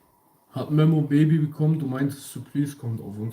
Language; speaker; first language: German; early bilingual, other home language; Kurdish